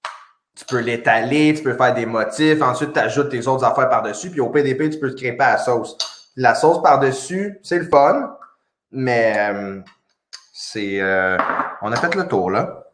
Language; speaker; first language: French; native; French